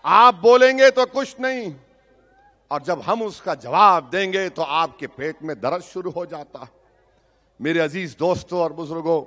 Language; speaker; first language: Hindi; non-native, local second language; Urdu